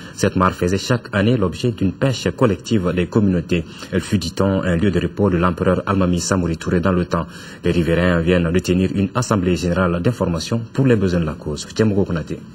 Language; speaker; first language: French; non-native, local second language; Bambara